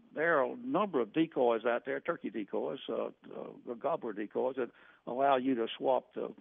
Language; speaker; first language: English; native; English